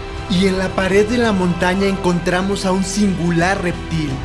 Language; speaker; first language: Spanish; native; Spanish